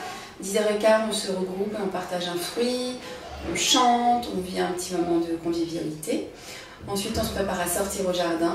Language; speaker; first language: French; native; French